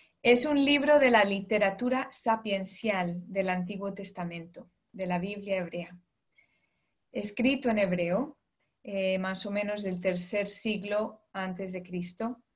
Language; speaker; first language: Spanish; early bilingual, heritage; Spanish